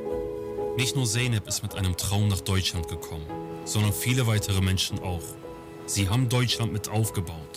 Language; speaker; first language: German; early bilingual, other home language; Kurdish